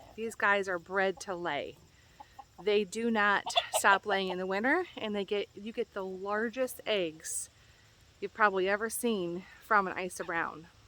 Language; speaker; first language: English; native; English